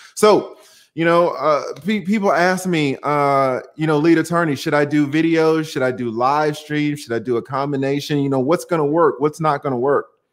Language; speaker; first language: English; native; English